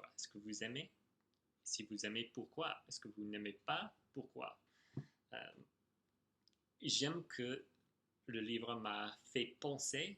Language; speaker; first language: French; non-native, fluent; English